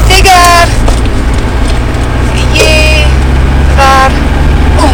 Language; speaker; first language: Icelandic; non-native, learner; English